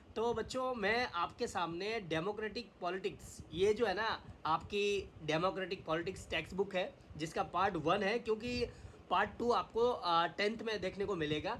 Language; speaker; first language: Hindi; native; Hindi